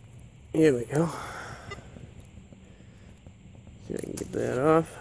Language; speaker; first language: English; native; English